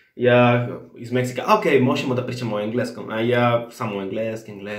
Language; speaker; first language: Serbian; non-native, learner; Spanish